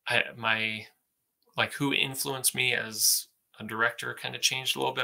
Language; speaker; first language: English; native; English